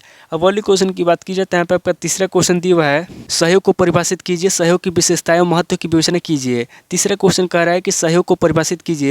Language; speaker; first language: Hindi; native; Hindi